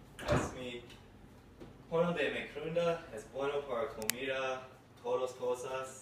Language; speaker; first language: Spanish; non-native, learner; English